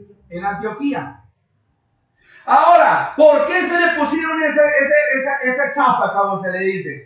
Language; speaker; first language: Spanish; native; Spanish